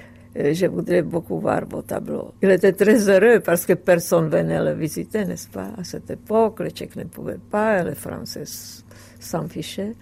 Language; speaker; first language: French; non-native, fluent; Czech